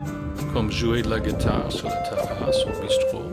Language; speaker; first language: French; non-native, fluent; English